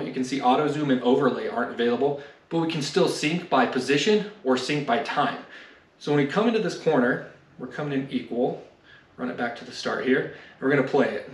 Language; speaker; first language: English; native; English